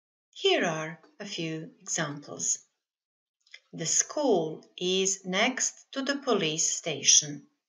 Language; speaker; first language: English; non-native, fluent; Serbian